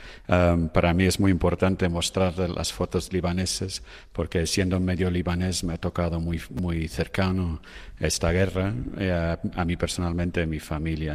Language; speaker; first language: Spanish; non-native, fluent; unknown